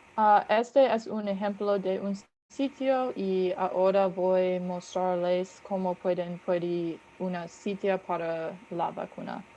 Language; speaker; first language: Spanish; non-native, learner; English